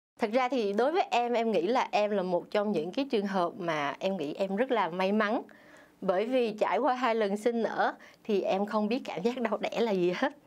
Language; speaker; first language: Vietnamese; native; Vietnamese